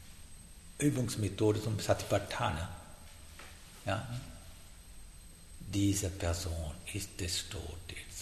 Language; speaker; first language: German; non-native, fluent; Sinhala